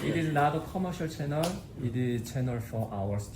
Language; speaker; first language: English; non-native, learner; Korean